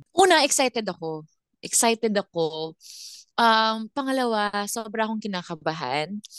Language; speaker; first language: Filipino; non-native, local second language; Cebuano